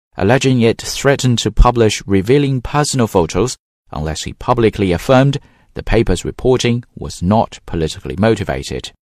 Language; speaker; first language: English; non-native, fluent; Chinese